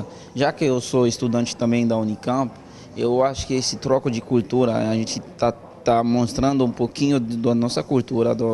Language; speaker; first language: Portuguese; non-native, fluent; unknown